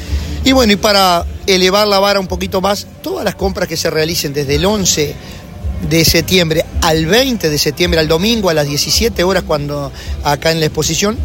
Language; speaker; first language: Spanish; native; Spanish